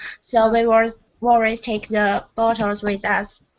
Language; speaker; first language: English; non-native, learner; Chinese